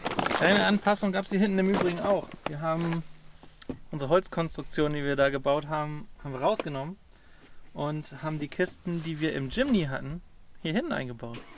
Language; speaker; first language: German; native; German